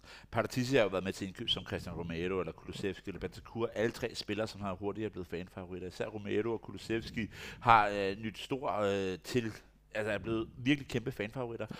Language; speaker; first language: Danish; native; Danish